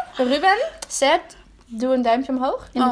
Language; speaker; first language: Dutch; native; Dutch